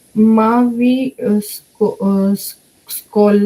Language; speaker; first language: French; non-native, learner; Hindi